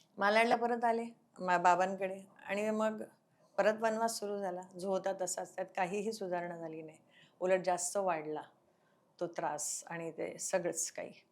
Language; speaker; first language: Marathi; non-native, local second language; Konkani